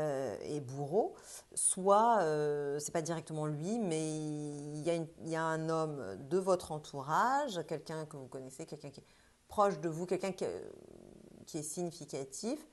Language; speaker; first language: French; native; French